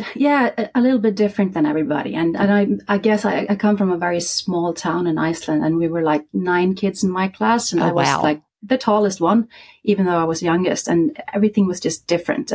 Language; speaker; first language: English; non-native, fluent; Icelandic